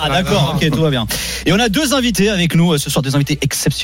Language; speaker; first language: French; native; French